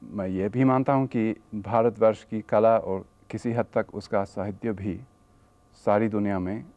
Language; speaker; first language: Hindi; non-native, fluent; English